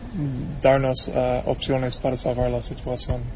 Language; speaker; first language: Spanish; non-native, fluent; English